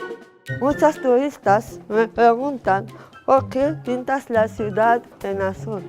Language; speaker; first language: Spanish; non-native, learner; Arabic